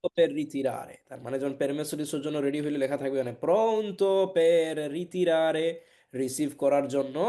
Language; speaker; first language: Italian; non-native, fluent; Bangla